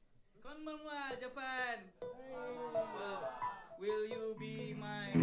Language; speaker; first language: English; non-native, fluent; Indonesian